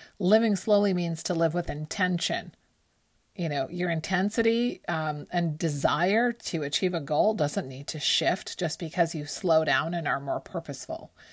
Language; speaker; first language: English; early bilingual, other home language; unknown